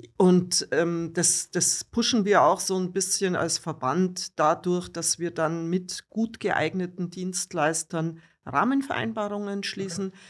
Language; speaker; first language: German; native; German